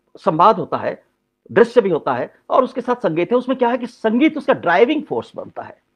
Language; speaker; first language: Hindi; non-native, local second language; Odia